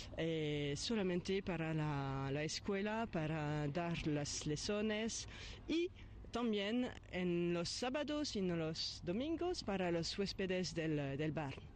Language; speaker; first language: Spanish; non-native, fluent; French